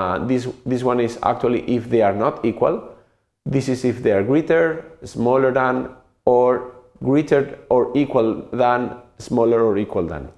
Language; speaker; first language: English; non-native, fluent; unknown